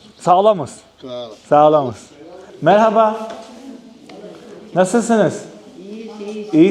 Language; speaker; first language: Turkish; native; Turkish